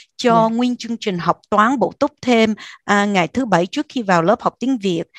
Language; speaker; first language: Vietnamese; early bilingual, heritage; Vietnamese